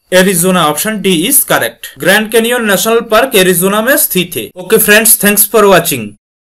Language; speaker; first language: Hindi; non-native, local second language; Bangla